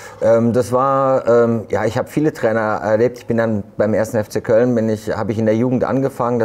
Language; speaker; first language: German; native; German